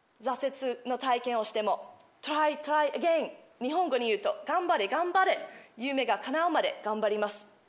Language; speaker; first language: Japanese; non-native, fluent; English